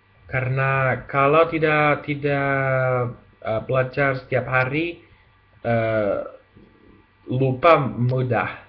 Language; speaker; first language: Indonesian; non-native, learner; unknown